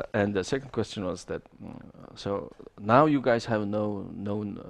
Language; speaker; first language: English; non-native, learner; Mongolian